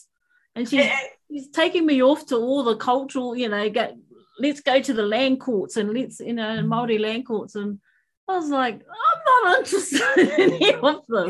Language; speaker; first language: English; native; English